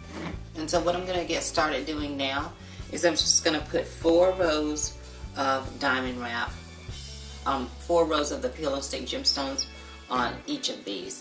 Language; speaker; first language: English; native; English